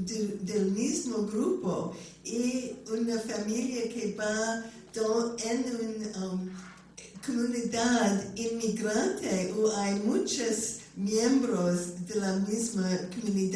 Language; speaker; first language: Spanish; non-native, learner; English